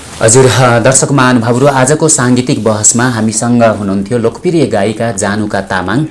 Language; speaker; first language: Nepali; native; Nepali